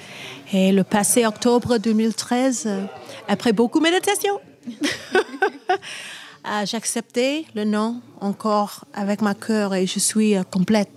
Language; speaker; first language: French; non-native, learner; English